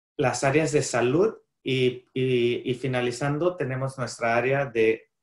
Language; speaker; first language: Spanish; native; Spanish